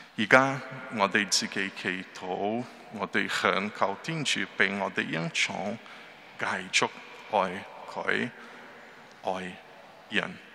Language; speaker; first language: Chinese; non-native, learner; Portuguese